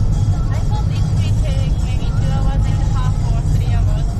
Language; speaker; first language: English; non-native, learner; Japanese